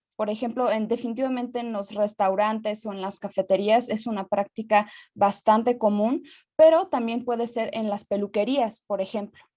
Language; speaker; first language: Spanish; native; Spanish